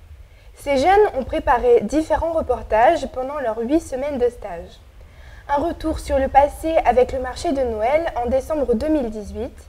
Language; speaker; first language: French; native; French